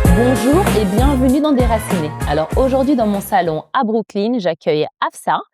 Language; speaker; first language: French; native; French